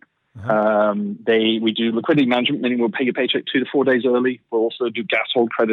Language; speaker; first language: English; native; English